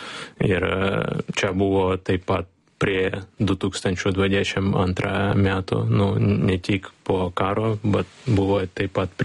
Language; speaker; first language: Lithuanian; non-native, learner; Ukrainian